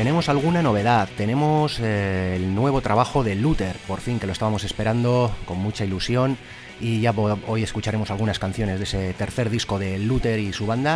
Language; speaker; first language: Spanish; native; Spanish